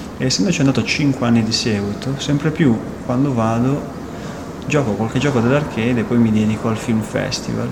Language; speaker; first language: Italian; native; Italian